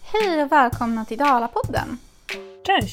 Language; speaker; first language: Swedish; non-native, learner; Polish